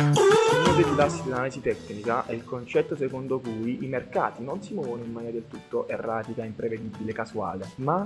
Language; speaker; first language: Italian; native; Italian